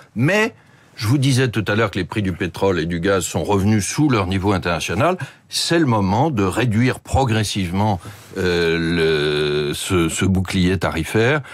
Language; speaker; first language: French; native; French